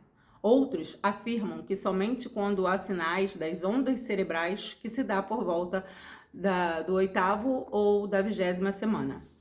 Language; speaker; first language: Portuguese; native; Portuguese